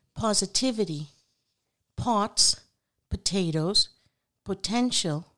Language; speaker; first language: English; non-native, local second language; Urdu